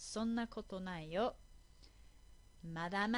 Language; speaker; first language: Japanese; non-native, fluent; English